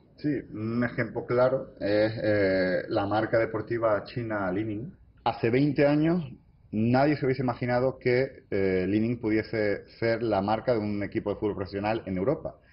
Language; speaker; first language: Spanish; native; Spanish